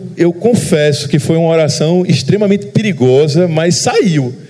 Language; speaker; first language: Portuguese; native; Portuguese